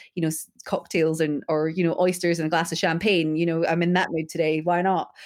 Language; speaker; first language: English; early bilingual, other home language; Urdu